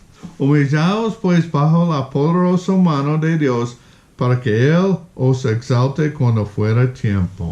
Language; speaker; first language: Spanish; non-native, fluent; English